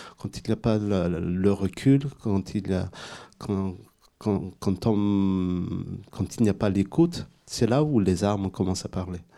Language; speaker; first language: French; non-native, local second language; Malagasy